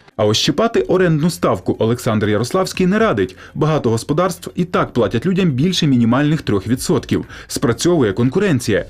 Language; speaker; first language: Ukrainian; native; Ukrainian